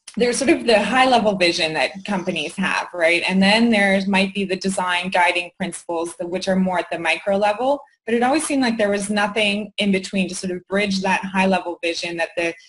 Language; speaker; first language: English; native; English